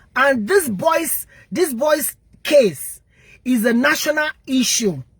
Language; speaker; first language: English; non-native, local second language; Yoruba